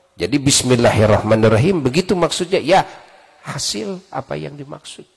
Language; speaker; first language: Indonesian; non-native, local second language; Sundanese